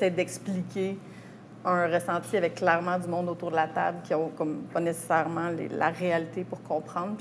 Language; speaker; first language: French; native; French